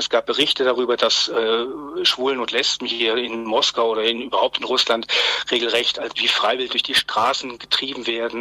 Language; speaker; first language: German; native; German